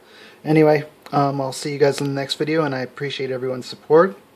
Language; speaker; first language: English; native; English